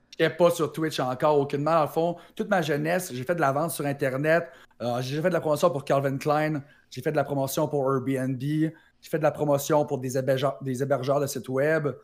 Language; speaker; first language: French; native; French